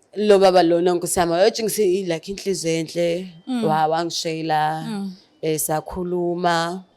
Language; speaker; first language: Zulu; non-native, local second language; Xhosa